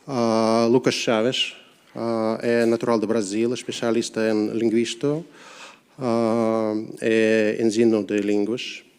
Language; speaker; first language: Portuguese; non-native, learner; Russian